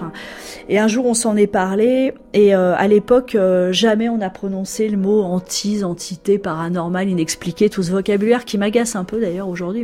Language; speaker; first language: French; native; French